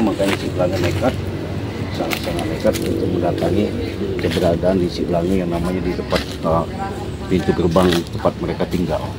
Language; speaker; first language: Indonesian; native; Indonesian